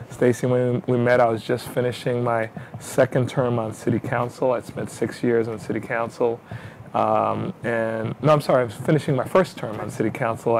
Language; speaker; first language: English; native; English